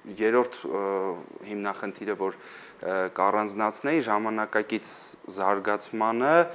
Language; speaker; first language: Armenian; native; Armenian